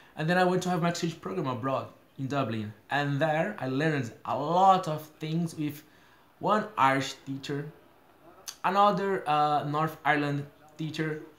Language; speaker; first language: English; non-native, fluent; Portuguese